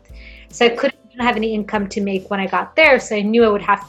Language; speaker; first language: English; non-native, fluent; Swedish